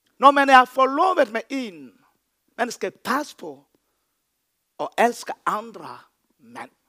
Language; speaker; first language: Danish; non-native, fluent; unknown